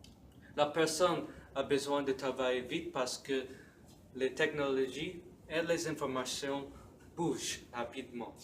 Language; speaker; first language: French; non-native, learner; English